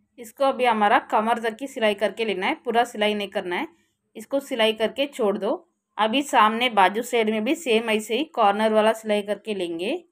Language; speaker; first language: Hindi; non-native, local second language; Marathi